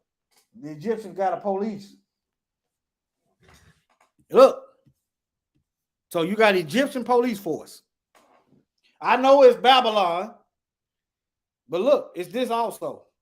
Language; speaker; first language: English; native; English